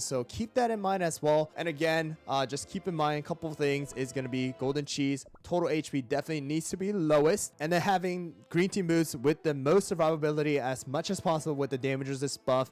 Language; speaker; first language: English; native; English